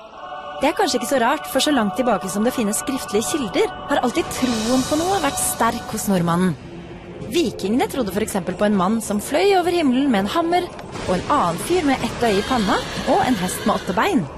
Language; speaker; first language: Norwegian; native; Norwegian